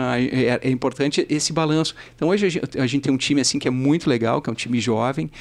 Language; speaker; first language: Portuguese; native; Portuguese